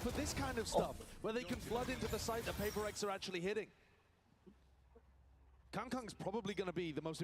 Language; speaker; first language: English; native; English